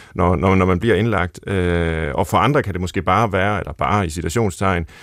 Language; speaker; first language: Danish; native; Danish